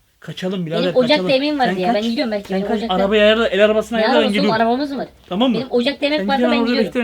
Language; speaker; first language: Turkish; native; Turkish